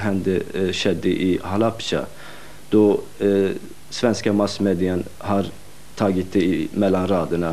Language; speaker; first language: Swedish; non-native, fluent; Kurdish